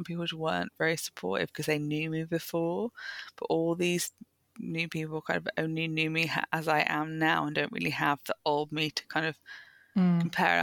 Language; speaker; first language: English; native; English